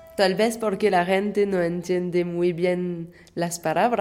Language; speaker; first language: Spanish; non-native, fluent; French